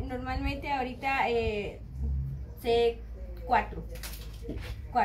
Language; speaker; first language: Spanish; non-native, local second language; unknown